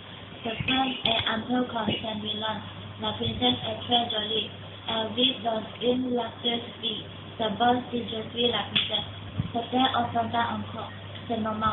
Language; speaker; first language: French; non-native, learner; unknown